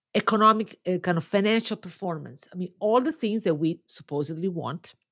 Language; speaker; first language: English; non-native, fluent; Italian